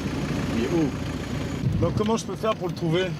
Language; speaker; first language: French; native; French